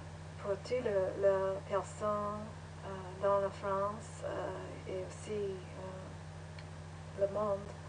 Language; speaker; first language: French; non-native, learner; English